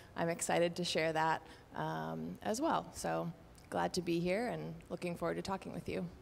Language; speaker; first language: English; native; English